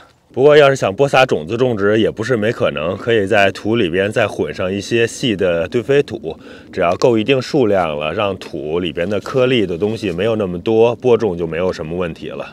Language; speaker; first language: Chinese; native; Chinese